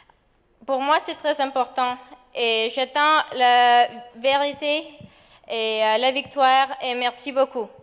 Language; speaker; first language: French; non-native, fluent; Ukrainian